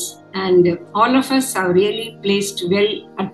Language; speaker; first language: English; non-native, local second language; Tamil